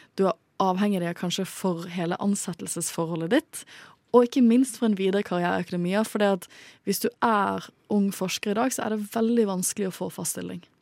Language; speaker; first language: Norwegian; native; Norwegian